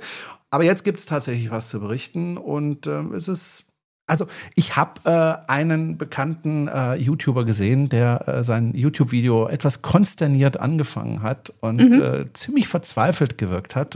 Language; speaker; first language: German; native; German